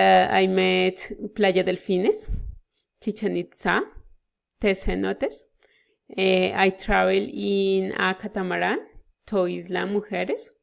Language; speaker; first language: English; non-native, learner; Spanish